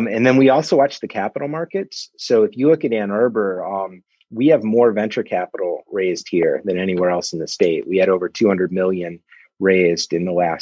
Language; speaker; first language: English; native; English